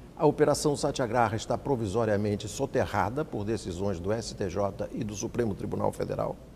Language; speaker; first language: Portuguese; native; Portuguese